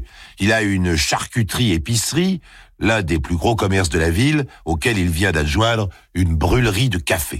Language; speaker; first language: French; native; French